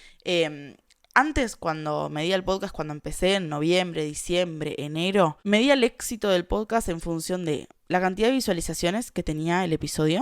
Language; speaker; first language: Spanish; native; Spanish